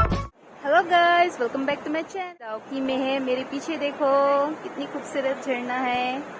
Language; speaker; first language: Hindi; non-native, local second language; Karbi